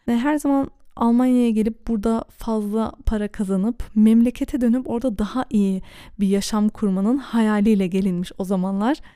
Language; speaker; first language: Turkish; early bilingual, heritage; Turkish